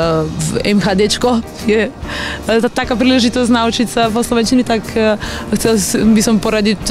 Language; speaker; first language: Slovak; non-native, learner; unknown